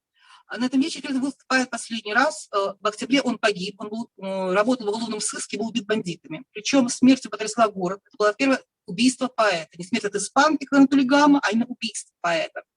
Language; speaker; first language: Russian; native; Russian